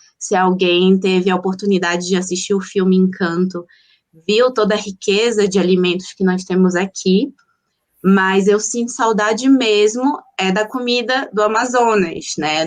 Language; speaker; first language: Portuguese; early bilingual, other home language; Spanish